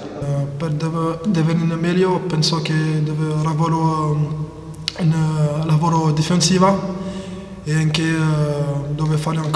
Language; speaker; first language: Italian; non-native, learner; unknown